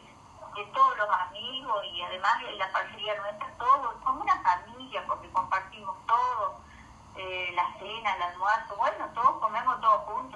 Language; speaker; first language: Spanish; native; Spanish